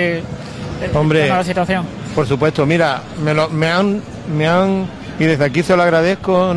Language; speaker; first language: Spanish; native; Spanish